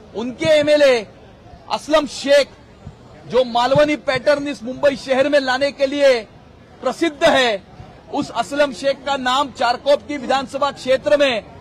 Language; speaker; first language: Hindi; non-native, local second language; Marathi